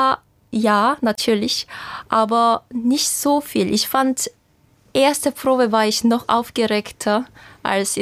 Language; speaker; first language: German; non-native, fluent; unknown